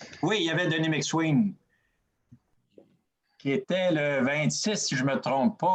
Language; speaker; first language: French; native; French